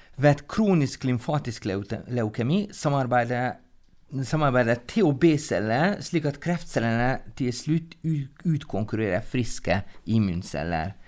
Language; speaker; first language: Norwegian; non-native, fluent; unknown